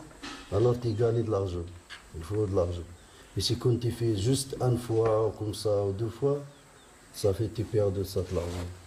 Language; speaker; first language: French; non-native, learner; Arabic